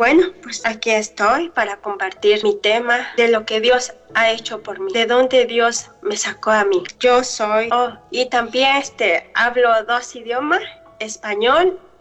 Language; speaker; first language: Spanish; non-native, local second language; Mixtepec Mixtec